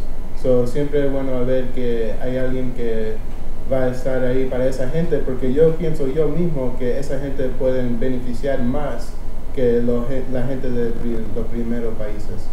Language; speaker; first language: Spanish; early bilingual, heritage; Spanish